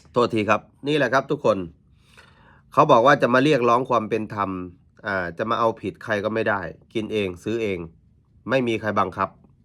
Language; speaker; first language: Thai; native; Thai